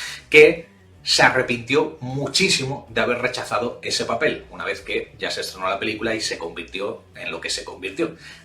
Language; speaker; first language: Spanish; native; Spanish